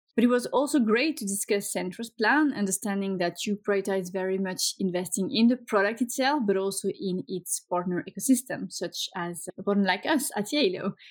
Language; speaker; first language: English; non-native, fluent; Swedish